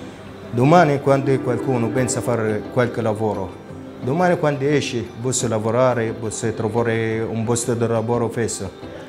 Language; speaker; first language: Italian; non-native, learner; Arabic